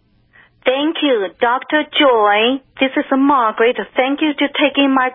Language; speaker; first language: English; non-native, fluent; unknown